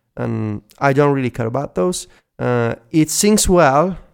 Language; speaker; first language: English; non-native, fluent; Italian